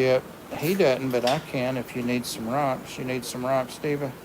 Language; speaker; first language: English; native; English